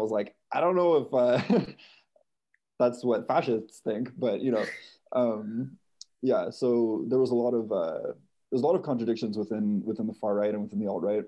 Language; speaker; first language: English; native; English